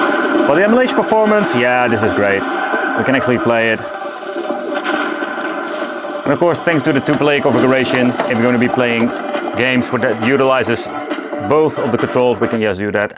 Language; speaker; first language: English; non-native, fluent; Dutch